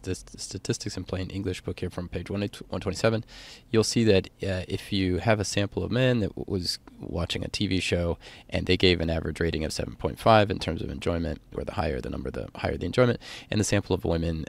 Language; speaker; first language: English; native; English